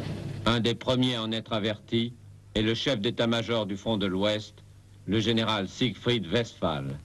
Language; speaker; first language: French; native; French